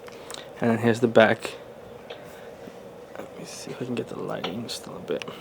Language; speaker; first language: English; native; English